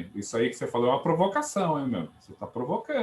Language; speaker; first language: Portuguese; native; Portuguese